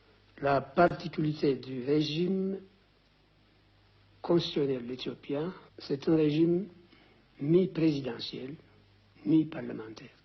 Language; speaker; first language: French; non-native, fluent; Amharic